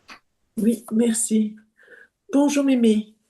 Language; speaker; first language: French; non-native, fluent; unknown